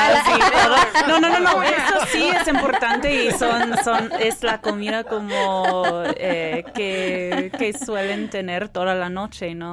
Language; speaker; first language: Spanish; non-native, fluent; English